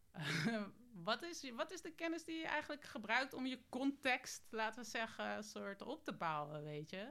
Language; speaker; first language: Dutch; native; Dutch